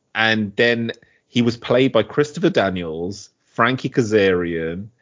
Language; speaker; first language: English; native; English